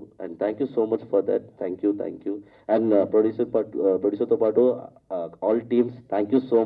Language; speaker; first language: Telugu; non-native, learner; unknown